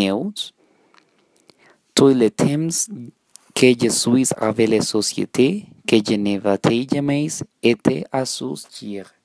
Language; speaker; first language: French; non-native, learner; Spanish